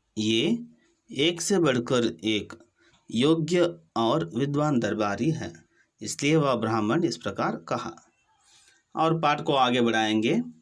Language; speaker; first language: Hindi; non-native, local second language; Kannada